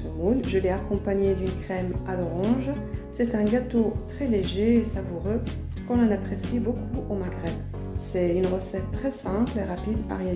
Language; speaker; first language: French; non-native, local second language; Arabic